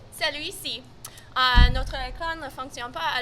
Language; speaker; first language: French; non-native, local second language; English